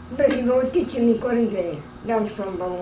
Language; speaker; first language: Hungarian; early bilingual, heritage; Hungarian